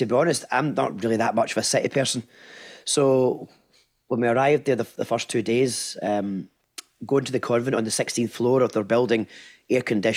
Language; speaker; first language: English; native; English